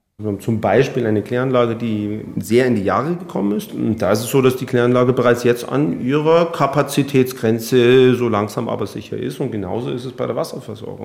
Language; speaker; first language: German; native; German